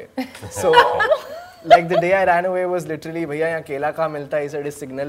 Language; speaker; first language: English; non-native, local second language; Hindi